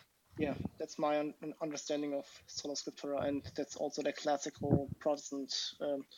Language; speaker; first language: English; non-native, fluent; German